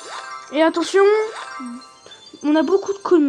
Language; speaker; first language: French; native; French